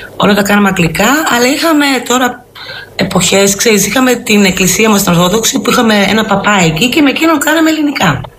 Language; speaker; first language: Greek; early bilingual, heritage; Greek